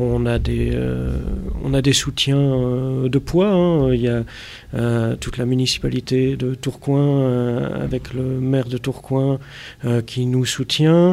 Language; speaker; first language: French; native; French